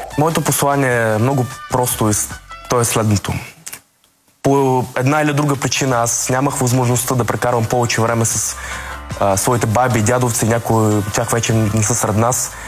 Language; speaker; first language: Bulgarian; early bilingual, other home language; Russian